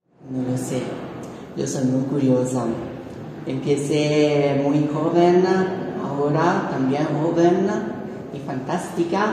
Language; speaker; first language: Spanish; non-native, fluent; Italian